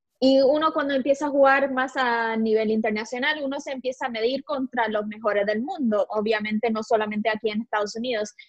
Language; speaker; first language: Spanish; native; Spanish